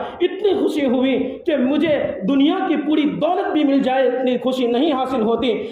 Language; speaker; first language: Urdu; non-native, local second language; Gujarati